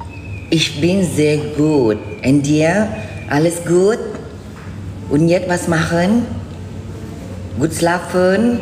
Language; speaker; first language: German; non-native, learner; Indonesian